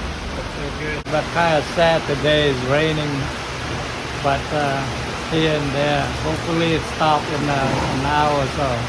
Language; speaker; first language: English; non-native, fluent; Khmer